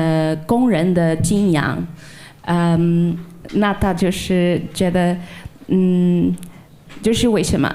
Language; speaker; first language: Chinese; non-native, fluent; Portuguese